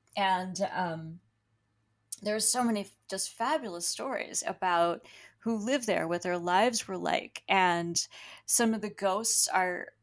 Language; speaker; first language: English; early bilingual, other home language; Spanish